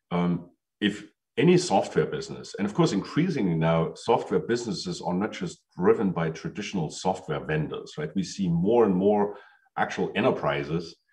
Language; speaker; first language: English; non-native, fluent; German